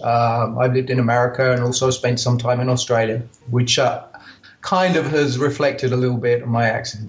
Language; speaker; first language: English; native; English